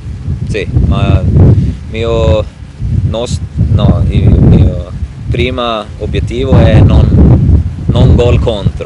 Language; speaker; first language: Italian; non-native, learner; Swedish